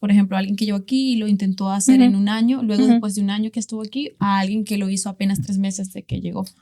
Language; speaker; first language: Spanish; native; Spanish